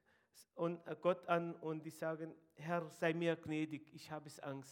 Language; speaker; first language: German; non-native, fluent; Arabic